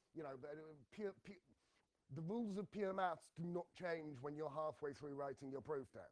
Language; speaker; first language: English; native; English